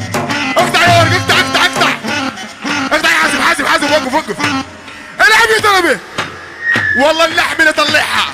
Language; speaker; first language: Arabic; native; Arabic